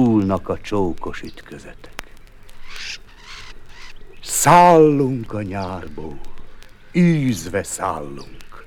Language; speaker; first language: Hungarian; native; Hungarian